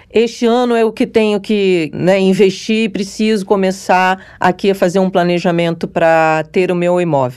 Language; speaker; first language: Portuguese; native; Portuguese